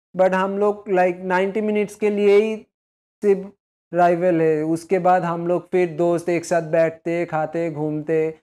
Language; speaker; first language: Hindi; non-native, local second language; Bangla